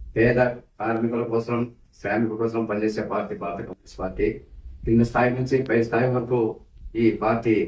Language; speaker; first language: Telugu; native; Telugu